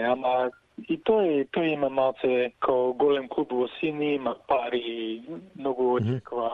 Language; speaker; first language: Macedonian; early bilingual, heritage; Macedonian